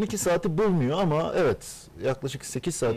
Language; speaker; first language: Turkish; native; Turkish